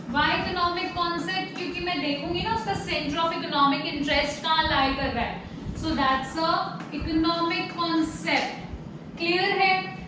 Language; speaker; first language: Hindi; native; Hindi